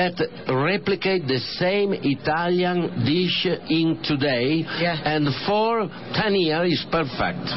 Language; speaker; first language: English; non-native, learner; Italian